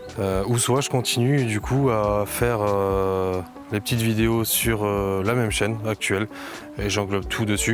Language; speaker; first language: French; native; French